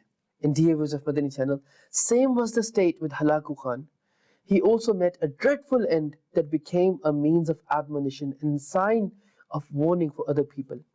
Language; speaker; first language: English; non-native, local second language; Urdu